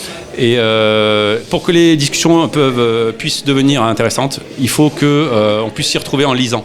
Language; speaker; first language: French; native; French